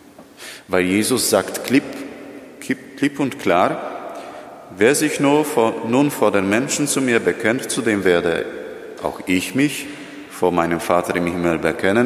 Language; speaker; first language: German; non-native, fluent; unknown